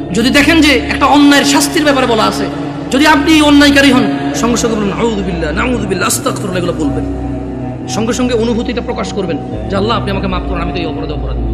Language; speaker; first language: Bangla; early bilingual, heritage; Bangla